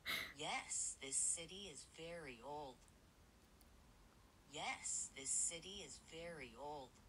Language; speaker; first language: English; non-native, learner; Japanese